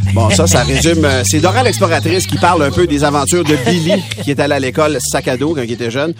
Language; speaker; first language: French; native; French